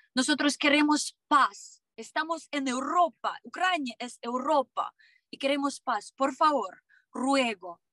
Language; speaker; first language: Spanish; non-native, learner; Ukrainian